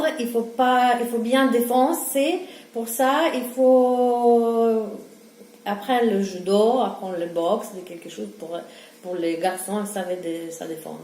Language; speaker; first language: French; non-native, learner; Ukrainian